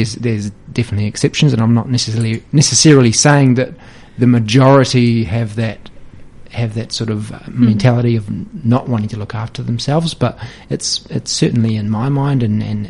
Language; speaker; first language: English; native; English